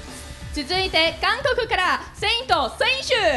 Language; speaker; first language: Japanese; non-native, learner; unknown